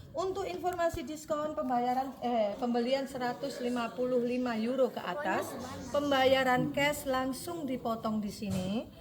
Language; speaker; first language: Indonesian; native; Indonesian